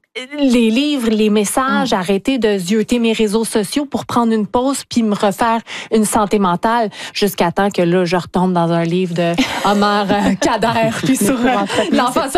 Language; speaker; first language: French; native; French